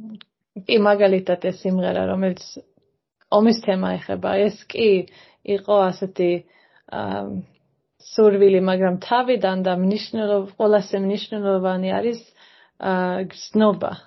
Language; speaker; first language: Georgian; non-native, fluent; Swedish